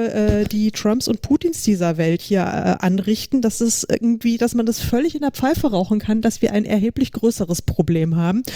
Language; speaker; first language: German; native; German